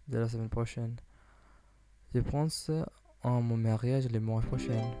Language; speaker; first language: French; non-native, learner; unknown